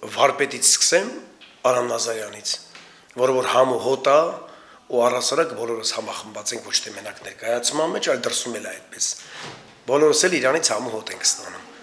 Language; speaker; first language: Armenian; non-native, local second language; Kurdish